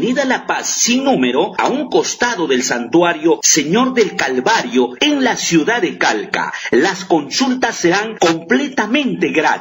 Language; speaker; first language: Spanish; native; Spanish